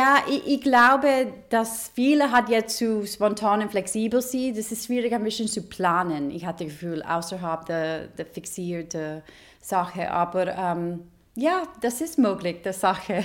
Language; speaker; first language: German; non-native, learner; English